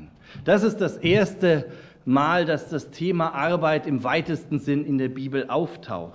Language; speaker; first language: German; native; German